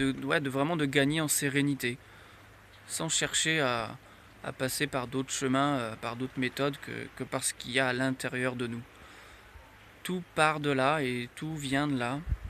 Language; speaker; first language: French; native; French